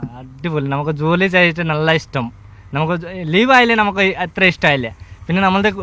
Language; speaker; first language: Malayalam; non-native, local second language; Bangla